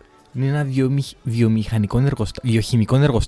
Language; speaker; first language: Greek; native; Greek